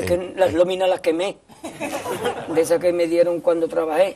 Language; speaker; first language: Spanish; native; Spanish